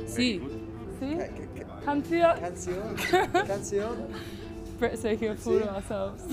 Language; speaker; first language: Spanish; non-native, learner; English